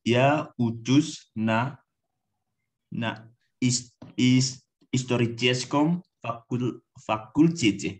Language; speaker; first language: Russian; non-native, learner; Indonesian